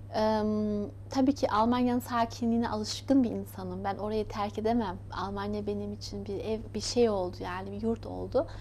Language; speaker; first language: Turkish; early bilingual, heritage; Turkish